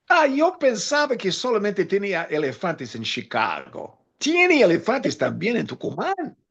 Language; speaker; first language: Spanish; non-native, fluent; English